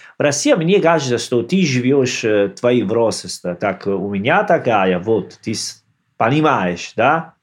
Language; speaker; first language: Russian; non-native, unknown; Italian